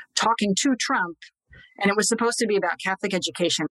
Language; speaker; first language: English; native; English